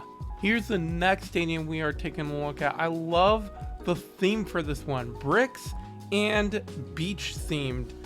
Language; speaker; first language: English; native; English